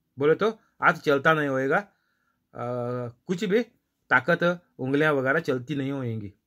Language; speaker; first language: Hindi; non-native, local second language; Marathi